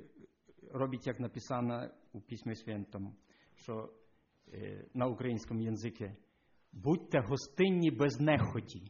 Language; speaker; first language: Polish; non-native, learner; Ukrainian